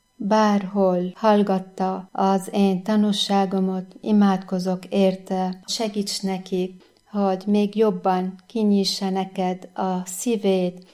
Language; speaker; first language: Hungarian; non-native, fluent; Arabic